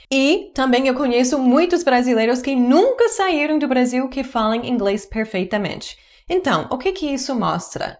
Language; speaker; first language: Portuguese; non-native, fluent; English